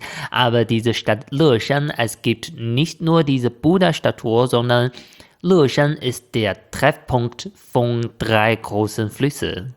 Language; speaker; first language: German; non-native, fluent; Chinese